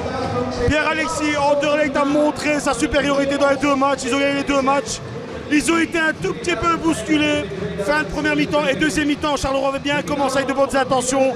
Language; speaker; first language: French; native; French